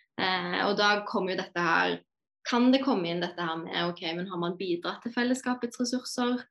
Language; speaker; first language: Norwegian; native; Norwegian